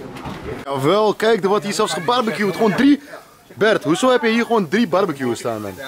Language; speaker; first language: Dutch; native; Dutch